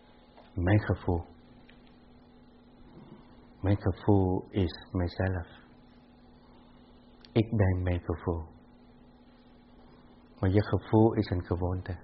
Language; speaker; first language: Dutch; non-native, fluent; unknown